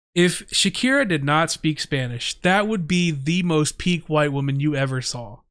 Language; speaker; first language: English; native; English